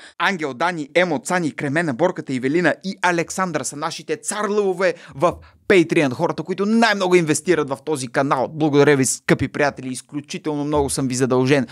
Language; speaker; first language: Bulgarian; native; Bulgarian